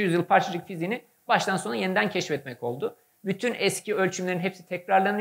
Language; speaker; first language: Turkish; native; Turkish